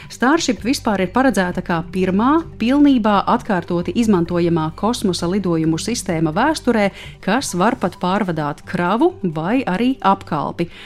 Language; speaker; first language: Latvian; native; Latvian